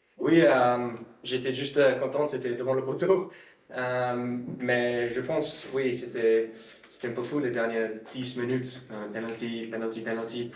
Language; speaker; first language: French; non-native, learner; English